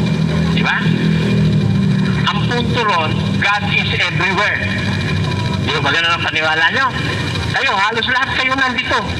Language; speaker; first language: Filipino; native; Filipino